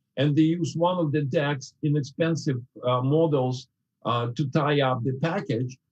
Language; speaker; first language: English; non-native, fluent; Russian